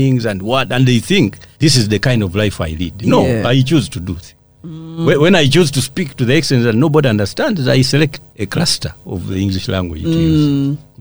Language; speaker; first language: English; non-native, local second language; Ganda